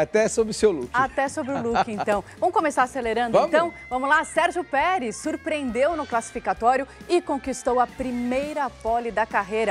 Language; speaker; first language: Portuguese; native; Portuguese